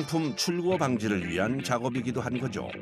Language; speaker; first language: Korean; native; Korean